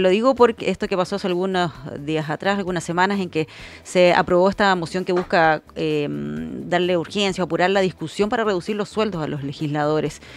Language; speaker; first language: Spanish; native; Spanish